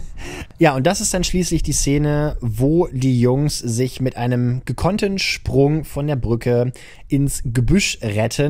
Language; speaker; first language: German; native; German